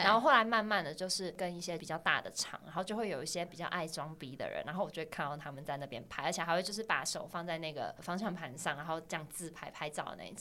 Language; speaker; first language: Chinese; native; Chinese